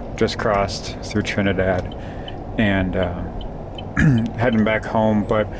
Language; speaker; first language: English; native; English